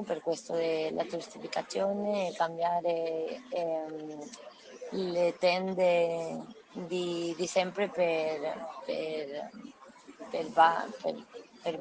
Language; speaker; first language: Italian; non-native, learner; Spanish